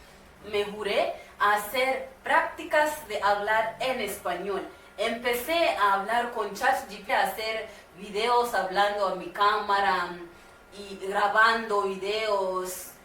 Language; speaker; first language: Spanish; non-native, learner; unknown